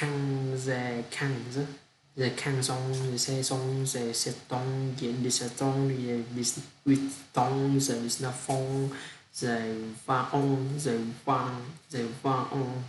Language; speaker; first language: French; non-native, learner; Vietnamese